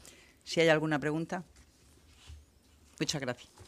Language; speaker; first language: Spanish; native; Spanish